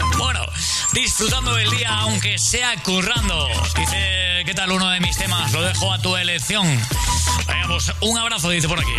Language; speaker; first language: Spanish; native; Spanish